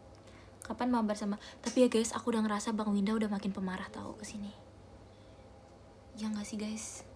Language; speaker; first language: Indonesian; native; Indonesian